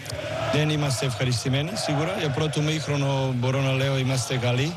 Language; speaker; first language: Greek; non-native, learner; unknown